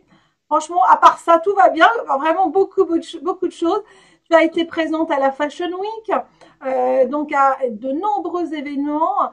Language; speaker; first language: French; native; French